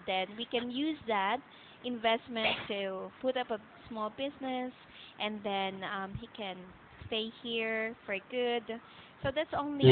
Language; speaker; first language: English; non-native, local second language; Filipino